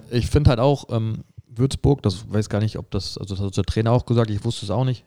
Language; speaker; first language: German; native; German